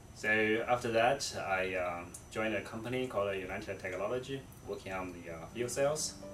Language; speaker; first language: English; non-native, fluent; Chinese